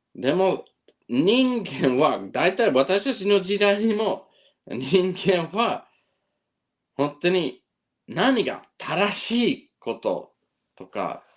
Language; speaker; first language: Japanese; non-native, fluent; English